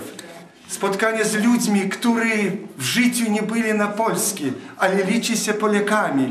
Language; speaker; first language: Polish; early bilingual, heritage; Polish